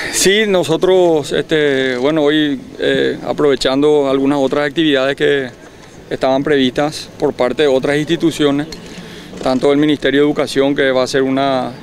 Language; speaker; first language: Spanish; native; Spanish